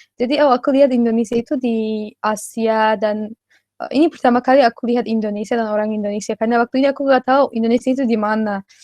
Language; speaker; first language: Indonesian; non-native, learner; Turkish